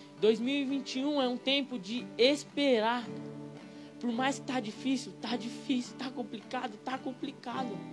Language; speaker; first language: Portuguese; native; Portuguese